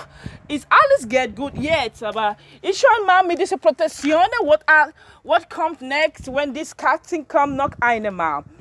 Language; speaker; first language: German; non-native, learner; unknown